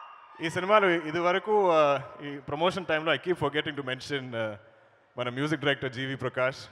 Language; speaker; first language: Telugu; non-native, learner; Malayalam